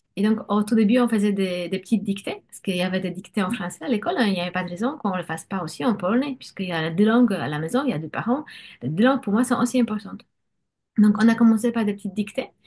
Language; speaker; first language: French; non-native, fluent; Polish